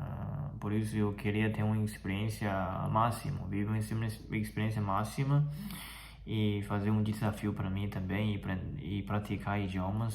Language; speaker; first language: Portuguese; non-native, fluent; Chinese